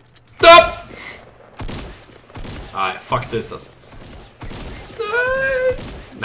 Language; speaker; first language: Swedish; native; Swedish